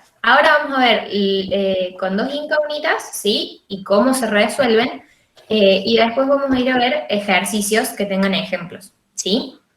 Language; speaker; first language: Spanish; native; Spanish